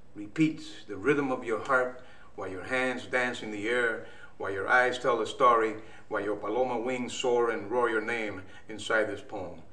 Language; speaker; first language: English; native; English